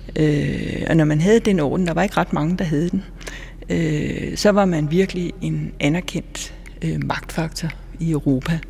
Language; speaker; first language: Danish; native; Danish